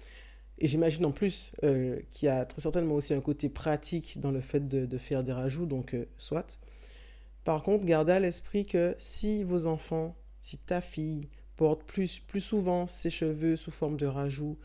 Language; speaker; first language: French; native; French